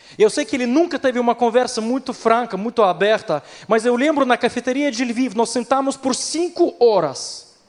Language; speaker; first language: Portuguese; non-native, fluent; Ukrainian